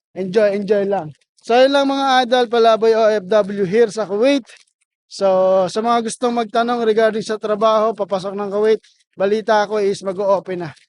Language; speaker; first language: Filipino; native; Filipino